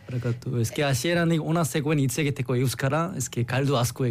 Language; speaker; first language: Basque; non-native, learner; Korean